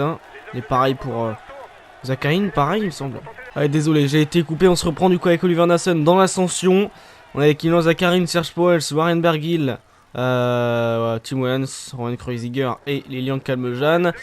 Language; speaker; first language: French; native; French